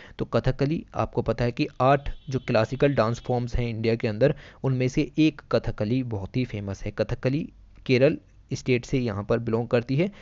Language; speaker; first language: Hindi; native; Hindi